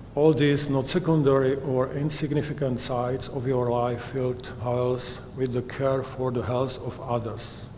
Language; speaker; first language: English; non-native, fluent; Czech